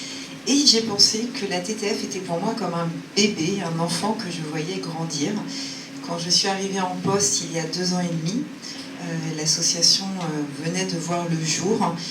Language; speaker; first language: French; native; French